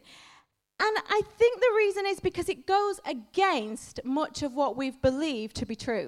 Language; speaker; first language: English; native; English